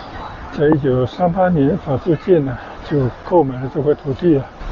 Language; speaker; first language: Chinese; native; Chinese